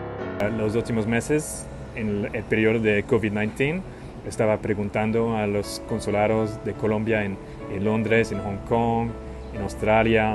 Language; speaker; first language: Spanish; non-native, learner; English